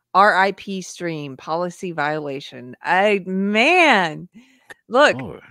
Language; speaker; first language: English; native; English